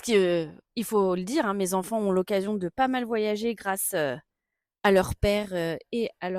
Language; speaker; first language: French; native; French